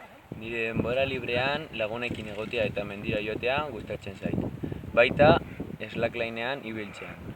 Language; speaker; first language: Basque; non-native, local second language; Spanish